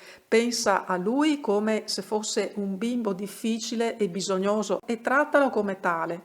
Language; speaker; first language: Italian; native; Italian